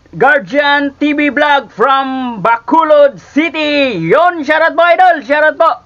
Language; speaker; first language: Filipino; non-native, local second language; Cebuano